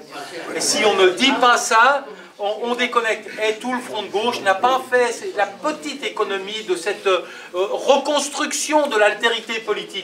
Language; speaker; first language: French; native; French